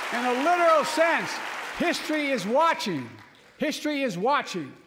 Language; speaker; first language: English; native; English